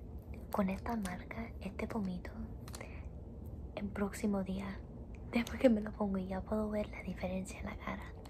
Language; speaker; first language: Spanish; early bilingual, heritage; Spanish